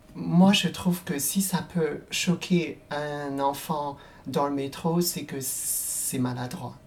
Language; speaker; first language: French; non-native, fluent; Cantonese